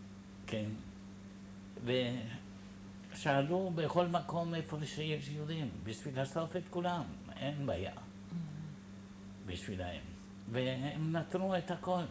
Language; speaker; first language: Hebrew; non-native, fluent; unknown